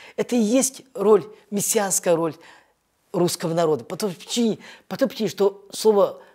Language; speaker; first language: Russian; native; Russian